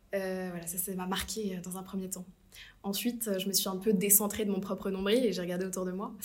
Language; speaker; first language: French; native; French